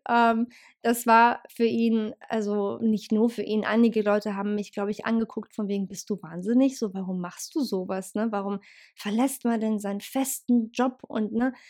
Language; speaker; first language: German; early bilingual, other home language; Bosnian